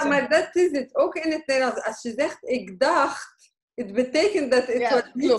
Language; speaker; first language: Dutch; non-native, fluent; Arabic